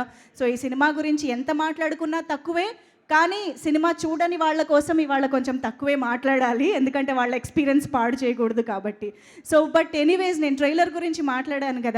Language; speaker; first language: Telugu; native; Telugu